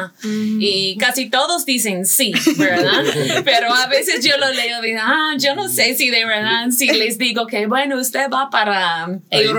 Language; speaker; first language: Spanish; non-native, fluent; English